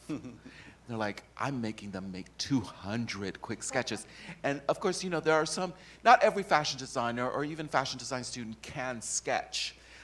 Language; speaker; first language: English; native; English